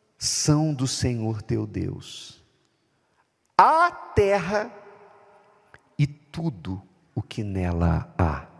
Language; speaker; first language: Portuguese; native; Portuguese